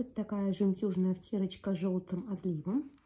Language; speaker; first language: Russian; native; Russian